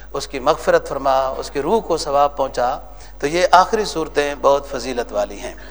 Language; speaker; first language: Urdu; native; Urdu